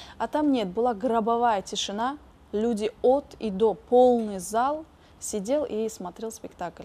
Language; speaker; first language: Russian; non-native, local second language; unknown